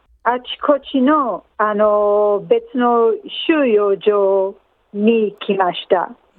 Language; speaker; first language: Japanese; non-native, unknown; English